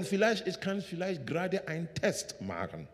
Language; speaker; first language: German; non-native, learner; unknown